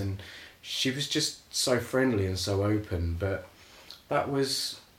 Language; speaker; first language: English; native; English